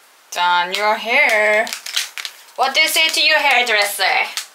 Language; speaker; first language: English; non-native, fluent; Korean